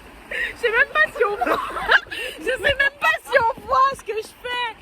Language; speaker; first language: French; native; French